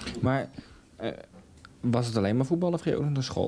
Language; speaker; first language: Dutch; native; Dutch